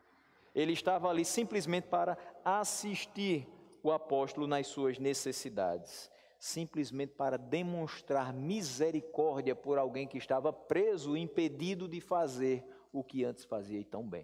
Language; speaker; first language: Portuguese; native; Portuguese